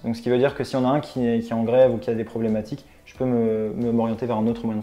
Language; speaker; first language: French; native; French